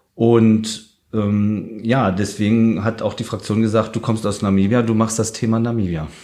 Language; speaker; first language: German; early bilingual, heritage; German